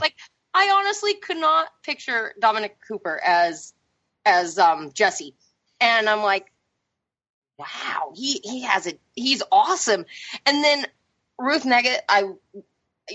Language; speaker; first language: English; native; English